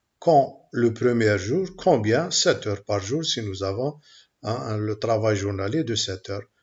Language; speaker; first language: French; non-native, local second language; Arabic